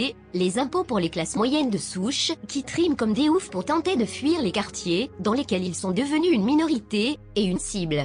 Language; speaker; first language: French; native; French